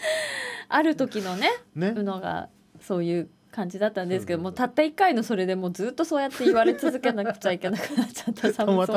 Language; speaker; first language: Japanese; native; Japanese